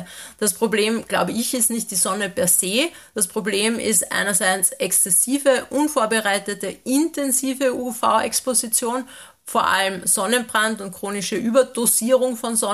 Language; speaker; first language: German; native; German